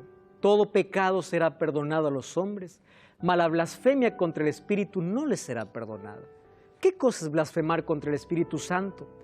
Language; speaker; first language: Spanish; native; Spanish